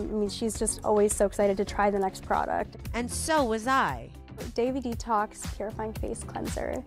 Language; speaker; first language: English; native; English